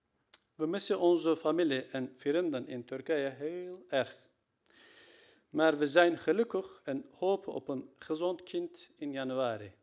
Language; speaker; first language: Dutch; non-native, fluent; Turkish